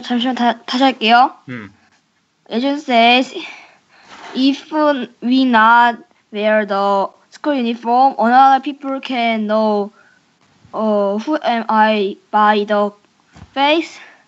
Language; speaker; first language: English; non-native, learner; Korean